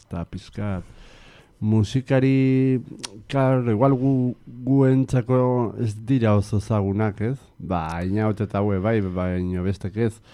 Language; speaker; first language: Basque; native; Basque